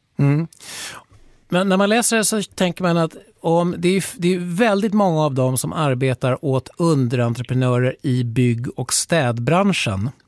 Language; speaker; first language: Swedish; native; Swedish